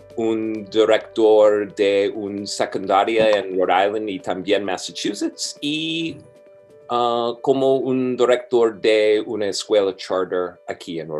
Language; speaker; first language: Spanish; non-native, fluent; English